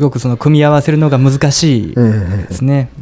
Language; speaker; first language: Japanese; native; Japanese